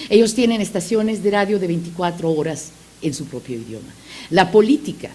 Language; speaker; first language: Spanish; non-native, fluent; Macedonian